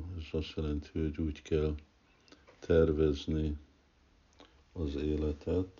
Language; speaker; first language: Hungarian; early bilingual, heritage; Hungarian